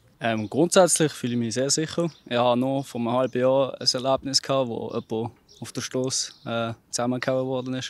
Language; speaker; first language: German; native; German